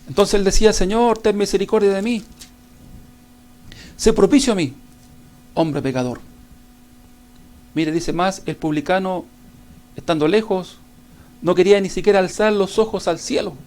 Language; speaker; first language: Spanish; native; Spanish